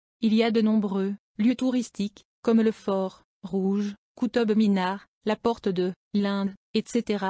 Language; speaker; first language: French; non-native, fluent; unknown